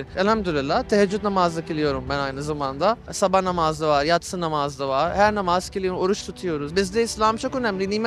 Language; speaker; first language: Turkish; non-native, learner; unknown